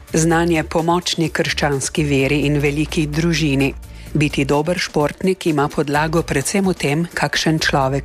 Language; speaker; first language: Slovenian; native; Slovenian